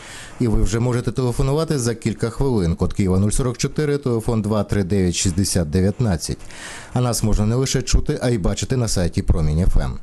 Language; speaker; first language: Ukrainian; native; Ukrainian